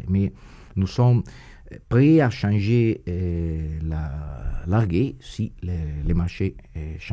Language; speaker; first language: French; non-native, fluent; Italian